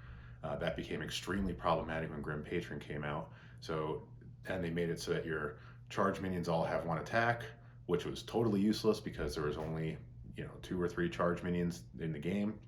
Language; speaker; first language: English; native; English